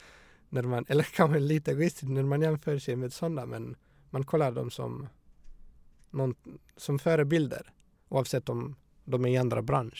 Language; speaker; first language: Swedish; non-native, fluent; Bosnian